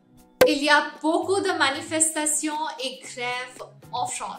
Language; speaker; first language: French; non-native, fluent; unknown